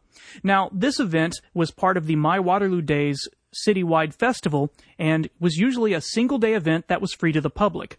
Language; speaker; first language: English; native; English